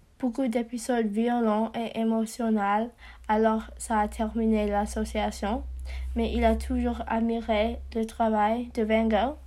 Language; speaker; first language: French; non-native, learner; English